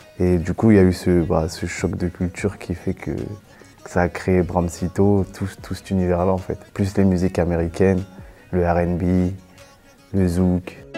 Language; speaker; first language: French; native; French